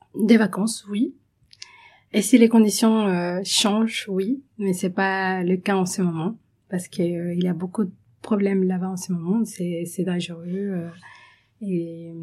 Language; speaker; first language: French; non-native, fluent; Spanish